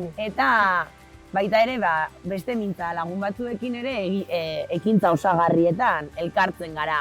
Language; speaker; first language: Basque; native; Basque